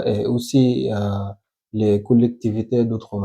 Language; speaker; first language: French; non-native, learner; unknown